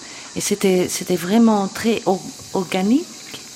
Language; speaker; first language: French; non-native, local second language; Dutch